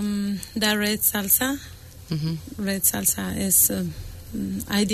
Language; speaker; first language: English; non-native, learner; Spanish